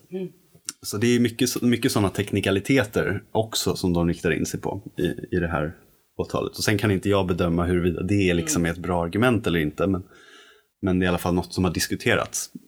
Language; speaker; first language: Swedish; native; Swedish